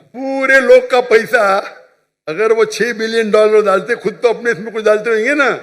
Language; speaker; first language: Urdu; non-native, local second language; Konkani